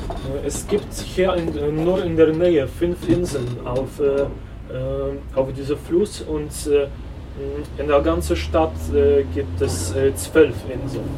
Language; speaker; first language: German; non-native, fluent; Polish